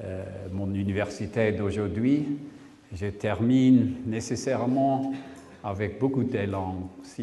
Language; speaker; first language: French; non-native, learner; English